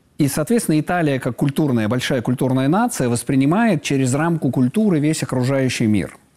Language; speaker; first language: Russian; native; Russian